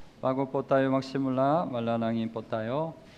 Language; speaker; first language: Filipino; non-native, learner; Korean